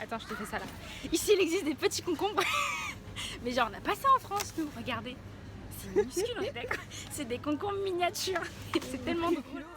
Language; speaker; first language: French; native; French